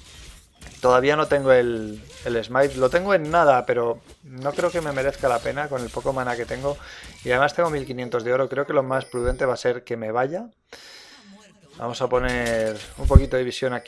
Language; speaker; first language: Spanish; native; Spanish